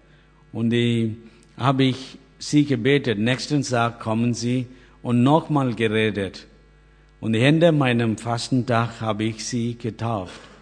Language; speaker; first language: German; non-native, learner; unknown